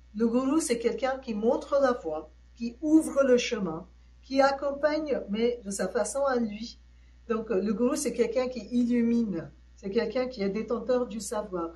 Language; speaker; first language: French; non-native, fluent; Tamil